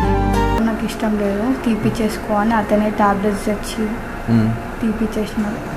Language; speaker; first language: Telugu; native; Telugu